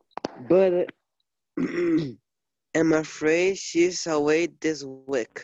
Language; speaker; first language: English; non-native, learner; Portuguese